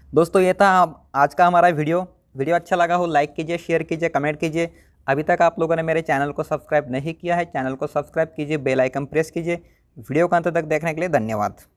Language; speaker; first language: Hindi; non-native, local second language; Marathi